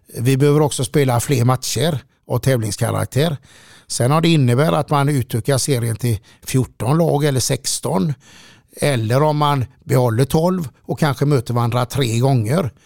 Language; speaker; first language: Swedish; native; Swedish